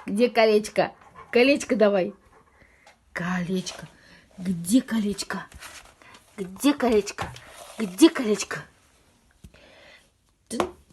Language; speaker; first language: Russian; native; Russian